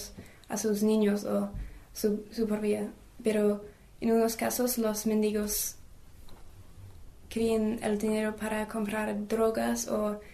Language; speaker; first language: Spanish; non-native, learner; English